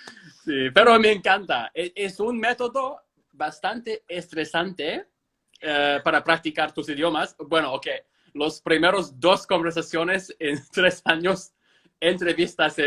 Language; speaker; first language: Spanish; non-native, fluent; English